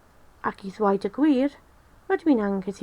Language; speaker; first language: Welsh; non-native, local second language; English